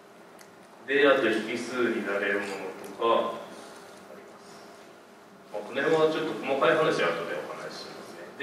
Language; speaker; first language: Japanese; native; Japanese